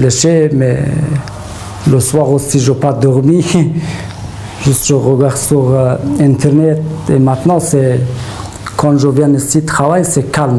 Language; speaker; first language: French; non-native, learner; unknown